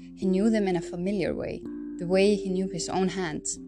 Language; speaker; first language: English; non-native, fluent; Icelandic